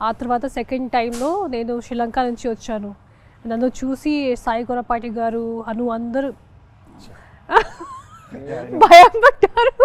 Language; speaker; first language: Telugu; non-native, fluent; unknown